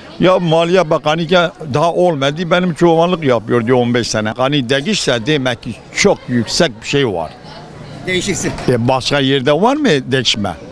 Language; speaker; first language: Turkish; non-native, local second language; Kurdish